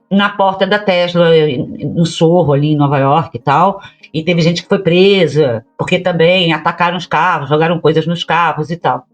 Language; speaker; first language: Portuguese; native; Portuguese